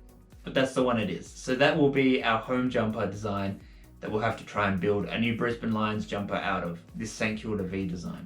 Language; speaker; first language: English; native; English